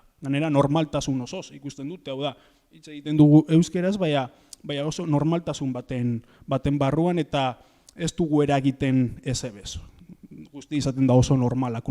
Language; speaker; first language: Basque; native; Basque